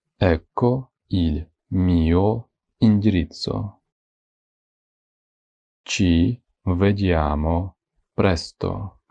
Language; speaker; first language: Italian; non-native, fluent; Ukrainian